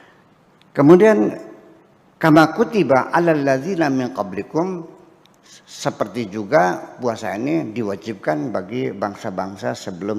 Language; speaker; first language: Indonesian; native; Indonesian